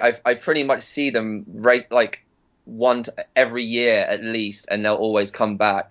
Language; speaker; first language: English; native; English